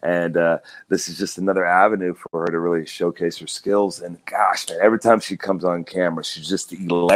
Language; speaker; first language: English; native; English